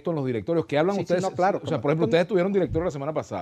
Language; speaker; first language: Spanish; native; Spanish